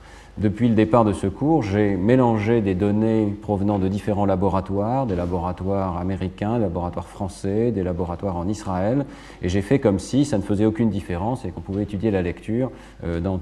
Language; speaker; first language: French; native; French